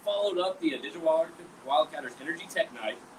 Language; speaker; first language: English; native; English